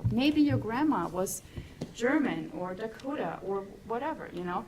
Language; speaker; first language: English; non-native, fluent; German